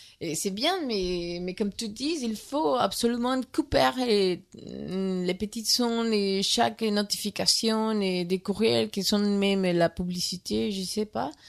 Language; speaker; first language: French; non-native, learner; Spanish